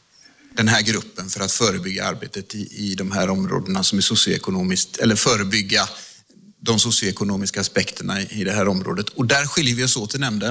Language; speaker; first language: Swedish; native; Swedish